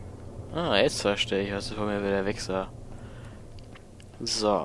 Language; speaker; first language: German; native; German